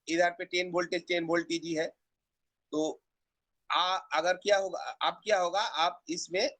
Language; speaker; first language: Hindi; non-native, local second language; Bangla